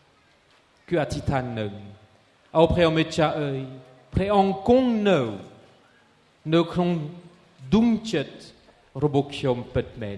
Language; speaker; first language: Khmer; non-native, fluent; French